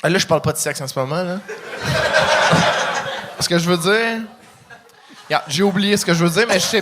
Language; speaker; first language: French; native; French